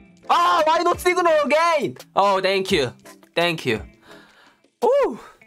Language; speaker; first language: English; non-native, learner; Korean